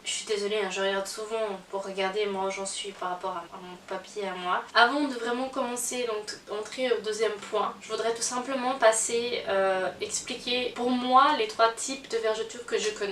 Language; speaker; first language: French; native; French